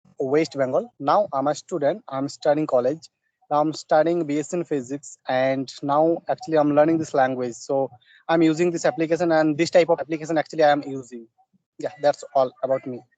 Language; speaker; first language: English; non-native, learner; Bangla